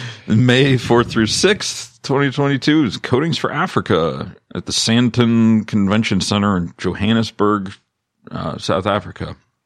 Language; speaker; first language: English; native; English